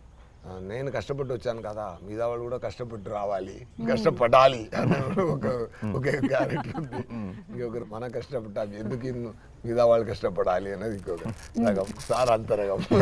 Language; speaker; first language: Telugu; non-native, learner; Tamil